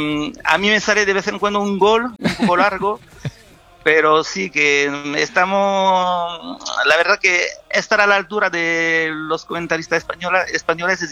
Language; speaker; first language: Spanish; non-native, fluent; French